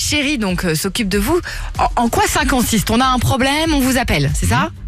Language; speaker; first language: French; native; French